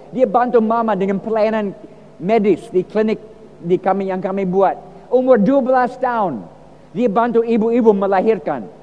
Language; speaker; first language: Indonesian; non-native, fluent; English